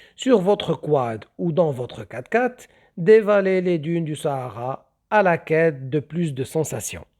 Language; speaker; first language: French; non-native, local second language; Arabic